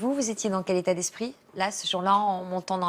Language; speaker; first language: French; native; French